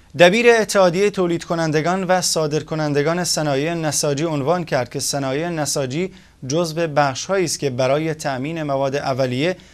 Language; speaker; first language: Persian; non-native, local second language; Central Kurdish